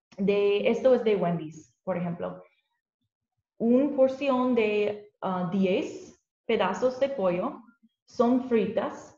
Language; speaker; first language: Spanish; non-native, learner; English